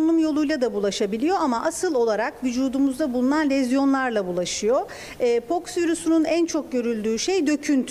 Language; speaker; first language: Turkish; native; Turkish